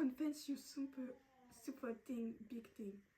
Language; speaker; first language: English; non-native, learner; Korean